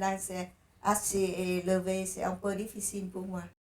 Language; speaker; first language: French; non-native, learner; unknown